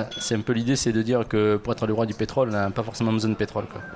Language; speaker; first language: French; native; French